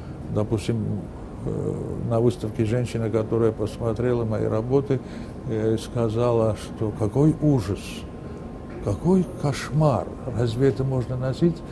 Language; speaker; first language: Russian; non-native, fluent; Armenian